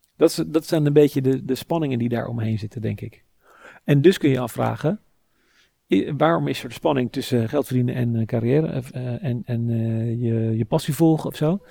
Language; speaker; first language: Dutch; native; Dutch